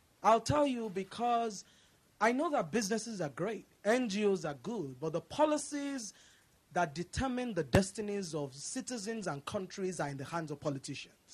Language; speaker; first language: English; non-native, local second language; Yoruba